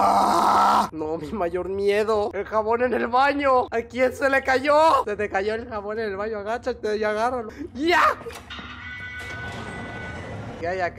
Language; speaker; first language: Spanish; native; Spanish